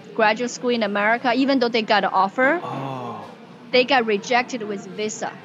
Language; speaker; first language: English; non-native, fluent; Chinese